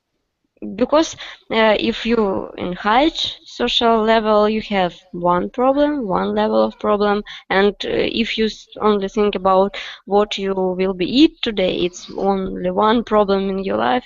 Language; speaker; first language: English; non-native, learner; Russian